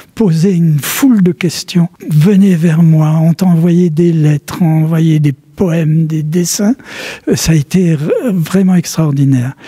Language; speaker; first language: French; early bilingual, other home language; Polish